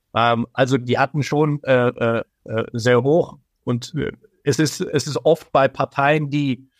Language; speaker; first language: German; early bilingual, other home language; Persian